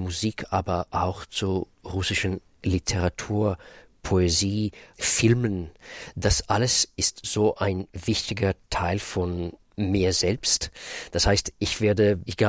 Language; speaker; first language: German; non-native, fluent; Russian